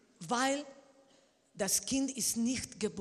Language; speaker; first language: German; non-native, learner; Spanish